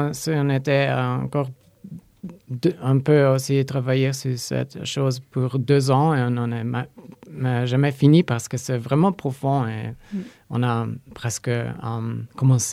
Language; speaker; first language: French; non-native, learner; Polish